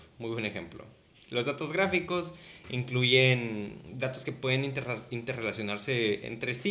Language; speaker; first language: Spanish; native; Spanish